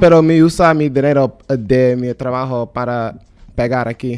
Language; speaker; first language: Spanish; non-native, learner; English